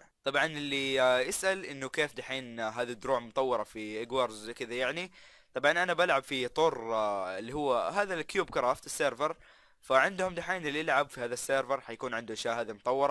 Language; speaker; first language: Arabic; native; Arabic